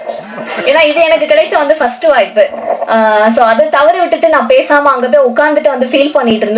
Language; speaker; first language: Tamil; native; Tamil